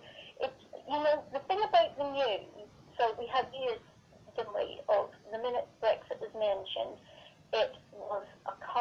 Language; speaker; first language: English; native; English